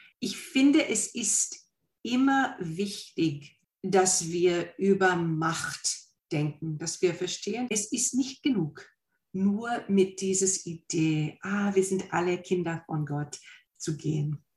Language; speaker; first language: German; non-native, fluent; English